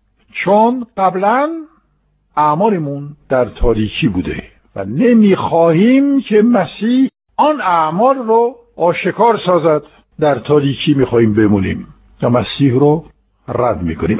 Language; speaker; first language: Persian; non-native, fluent; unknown